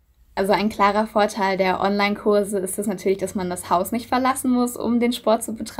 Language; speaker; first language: German; native; German